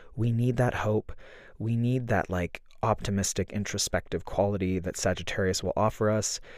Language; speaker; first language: English; native; English